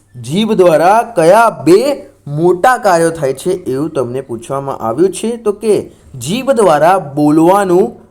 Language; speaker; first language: Gujarati; non-native, local second language; Marathi